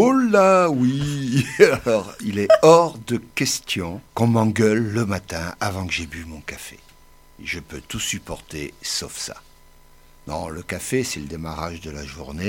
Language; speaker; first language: French; native; French